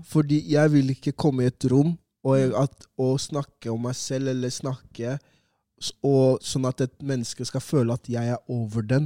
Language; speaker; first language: Norwegian; early bilingual, other home language; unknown